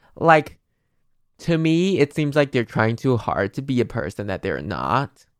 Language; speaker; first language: English; non-native, fluent; Chinese